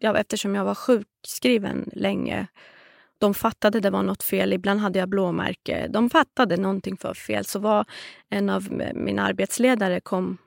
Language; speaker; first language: Swedish; non-native, fluent; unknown